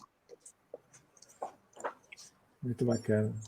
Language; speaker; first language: Portuguese; native; Portuguese